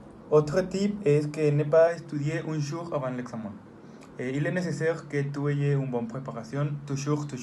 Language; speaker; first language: French; non-native, learner; Spanish